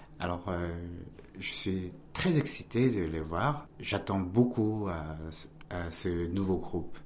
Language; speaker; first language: French; non-native, fluent; Korean